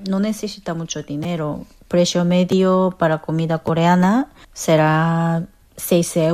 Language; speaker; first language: Spanish; non-native, fluent; Korean